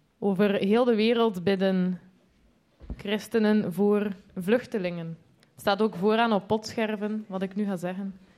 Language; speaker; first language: Dutch; native; Dutch